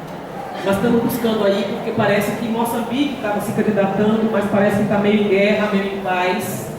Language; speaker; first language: Portuguese; native; Portuguese